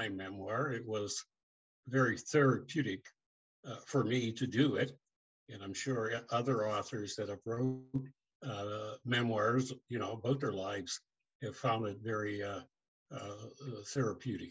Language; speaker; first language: English; native; English